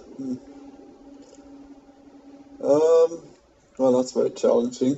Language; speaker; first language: English; non-native, fluent; German